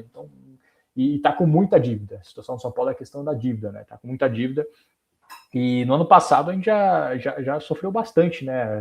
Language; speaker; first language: Portuguese; native; Portuguese